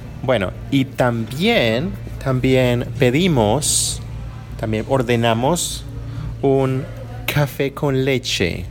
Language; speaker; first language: Spanish; non-native, learner; English